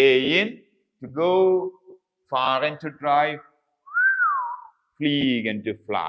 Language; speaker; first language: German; non-native, fluent; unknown